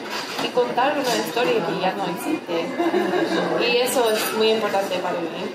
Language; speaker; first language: Spanish; early bilingual, heritage; English